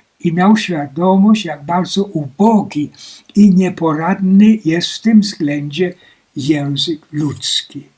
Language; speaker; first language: Polish; native; Polish